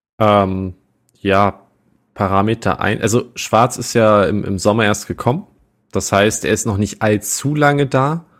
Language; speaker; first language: German; native; German